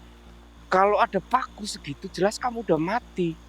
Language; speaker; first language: Indonesian; native; Indonesian